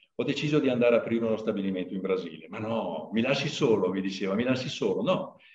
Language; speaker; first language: Italian; early bilingual, other home language; Portuguese